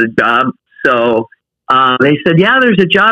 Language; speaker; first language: English; native; English